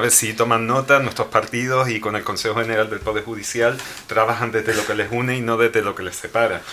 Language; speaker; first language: Spanish; native; Spanish